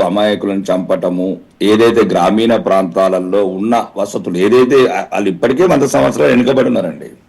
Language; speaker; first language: Telugu; native; Telugu